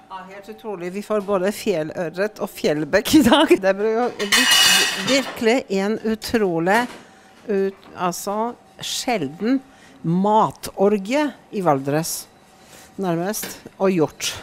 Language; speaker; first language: Norwegian; native; Norwegian